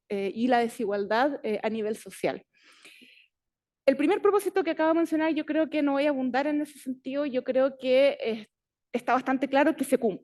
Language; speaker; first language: Spanish; native; Spanish